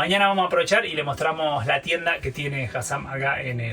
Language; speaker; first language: Spanish; native; Spanish